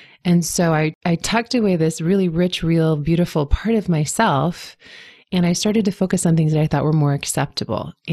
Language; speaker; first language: English; native; English